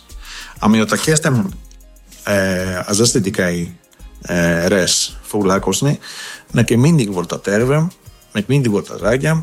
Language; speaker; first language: Hungarian; non-native, fluent; Greek